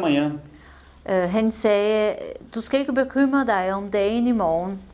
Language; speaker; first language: Danish; non-native, fluent; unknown